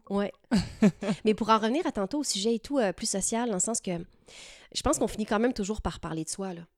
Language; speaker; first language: French; native; French